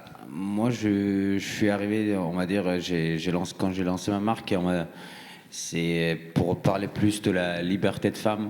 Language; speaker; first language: French; non-native, fluent; Persian